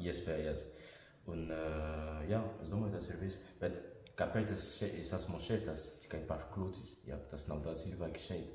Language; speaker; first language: Latvian; non-native, learner; French